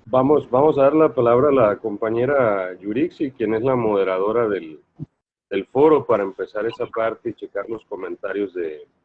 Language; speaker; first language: Spanish; native; Spanish